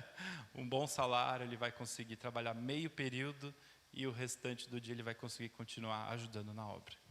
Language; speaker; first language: Portuguese; native; Portuguese